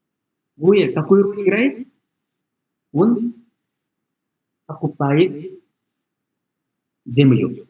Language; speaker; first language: Russian; non-native, learner; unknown